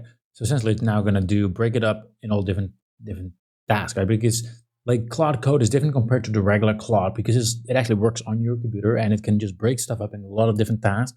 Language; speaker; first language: English; non-native, fluent; Dutch